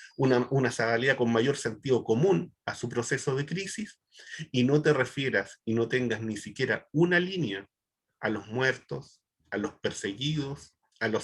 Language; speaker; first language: Spanish; native; Spanish